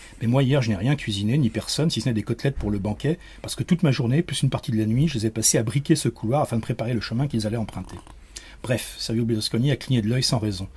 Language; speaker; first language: French; native; French